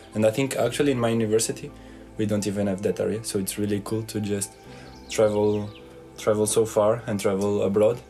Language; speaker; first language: English; non-native, fluent; Portuguese